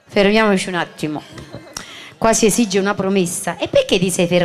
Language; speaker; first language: Italian; native; Italian